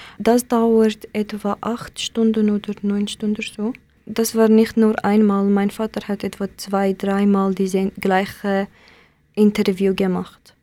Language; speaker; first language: German; non-native, learner; Kurdish